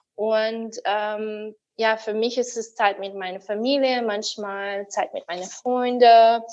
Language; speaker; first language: German; non-native, fluent; Russian